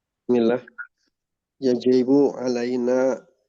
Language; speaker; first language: Arabic; non-native, learner; Indonesian